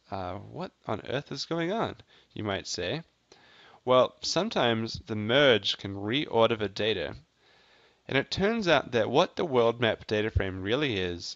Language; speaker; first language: English; native; English